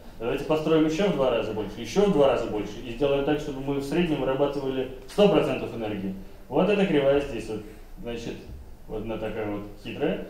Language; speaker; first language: Russian; native; Russian